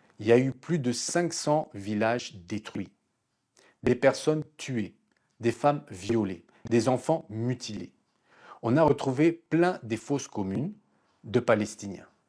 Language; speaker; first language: French; non-native, local second language; Lingala